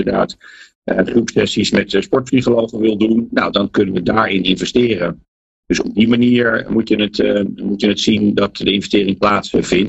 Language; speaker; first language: Dutch; native; Dutch